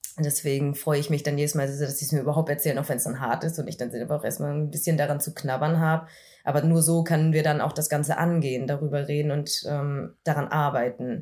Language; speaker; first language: German; early bilingual, other home language; Vietnamese